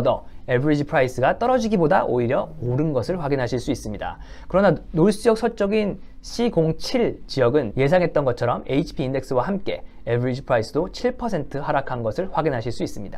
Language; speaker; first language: Korean; native; Korean